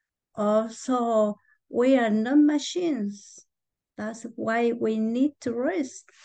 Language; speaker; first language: English; non-native, learner; Spanish